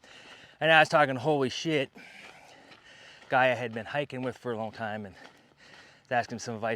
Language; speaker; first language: English; native; English